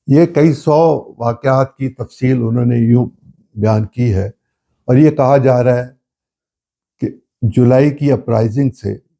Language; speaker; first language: Urdu; non-native, local second language; Punjabi